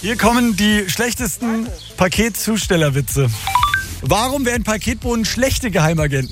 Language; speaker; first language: German; native; German